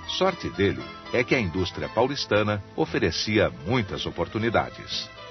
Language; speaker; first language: Portuguese; native; Portuguese